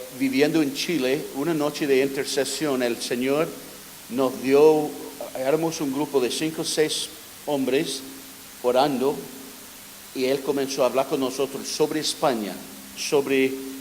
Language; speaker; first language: Spanish; non-native, fluent; English